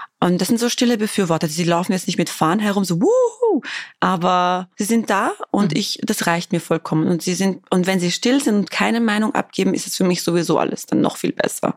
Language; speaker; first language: German; early bilingual, other home language; Albanian